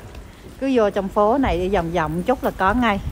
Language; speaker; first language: Vietnamese; native; Vietnamese